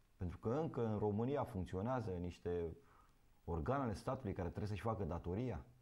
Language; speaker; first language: Romanian; native; Romanian